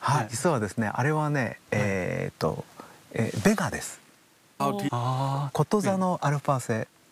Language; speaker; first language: Japanese; native; Japanese